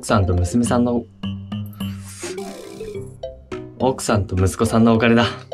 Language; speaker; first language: Japanese; native; Japanese